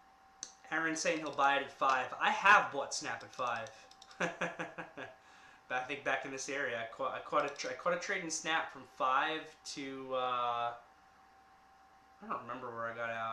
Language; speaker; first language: English; native; English